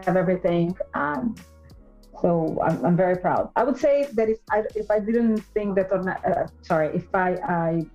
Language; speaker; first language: English; non-native, fluent; Portuguese